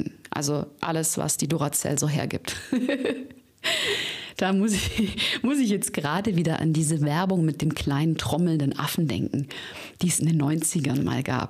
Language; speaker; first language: German; native; German